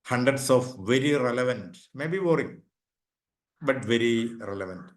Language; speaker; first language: English; non-native, local second language; Malayalam